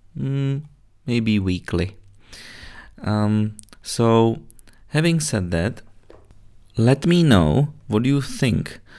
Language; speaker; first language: English; non-native, fluent; Czech